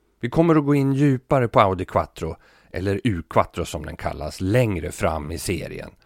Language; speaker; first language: Swedish; native; Swedish